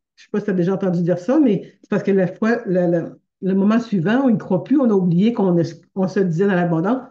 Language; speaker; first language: French; native; French